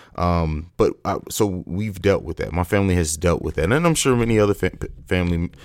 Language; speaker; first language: English; native; English